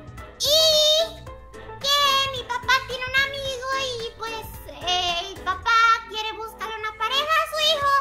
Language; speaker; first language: Spanish; native; Spanish